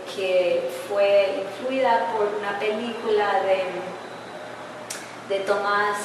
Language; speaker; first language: Spanish; early bilingual, heritage; English